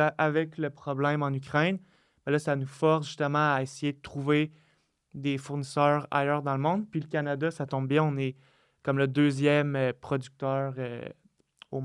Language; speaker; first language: French; native; French